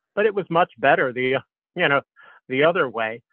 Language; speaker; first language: English; native; English